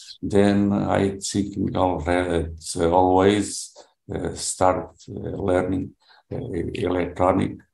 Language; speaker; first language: English; non-native, learner; Portuguese